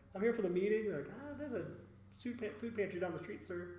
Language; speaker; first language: English; native; English